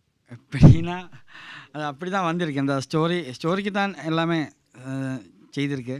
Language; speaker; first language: Tamil; non-native, learner; Malayalam